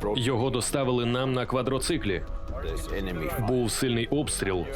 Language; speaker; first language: Ukrainian; non-native, fluent; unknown